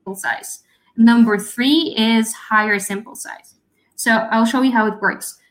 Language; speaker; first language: English; non-native, fluent; Russian